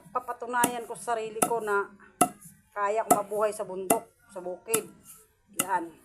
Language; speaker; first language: Filipino; non-native, local second language; Cebuano